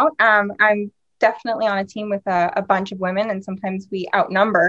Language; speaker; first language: English; native; English